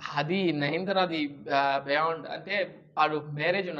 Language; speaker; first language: Telugu; non-native, learner; Tamil